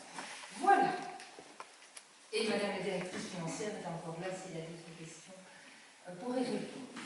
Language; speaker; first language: French; native; French